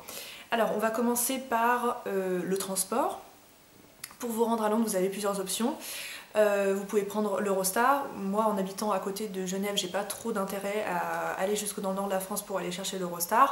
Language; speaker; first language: French; native; French